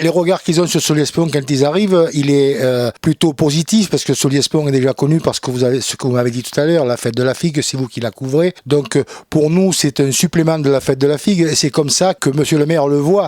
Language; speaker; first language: French; native; French